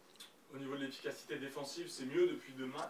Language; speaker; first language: French; native; French